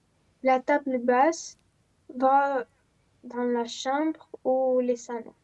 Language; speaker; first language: French; non-native, learner; Romanian